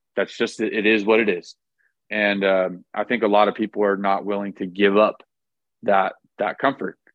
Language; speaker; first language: English; native; English